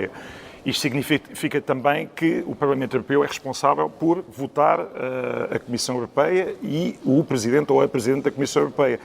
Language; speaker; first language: Portuguese; native; Portuguese